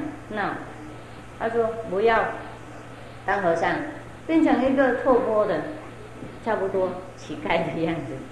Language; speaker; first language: Chinese; non-native, fluent; Vietnamese